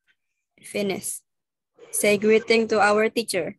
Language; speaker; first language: English; non-native, learner; Indonesian